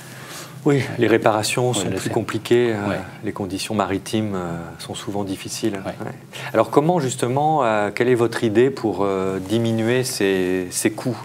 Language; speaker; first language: French; native; French